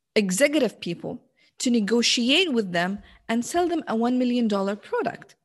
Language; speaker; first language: English; non-native, fluent; Arabic